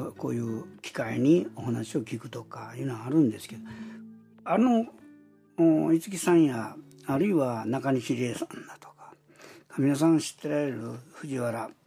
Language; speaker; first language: Japanese; native; Japanese